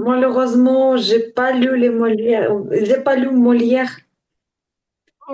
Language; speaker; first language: French; non-native, learner; Ukrainian